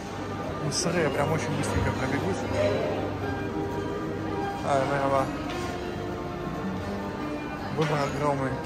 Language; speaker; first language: Russian; native; Russian